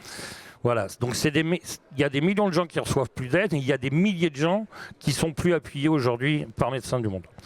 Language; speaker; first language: French; native; French